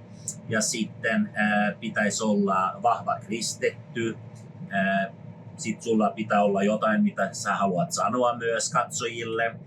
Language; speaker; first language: Finnish; non-native, fluent; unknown